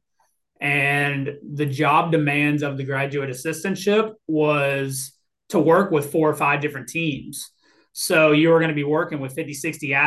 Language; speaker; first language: English; native; English